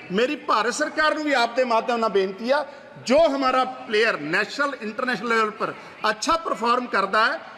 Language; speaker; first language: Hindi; non-native, local second language; Punjabi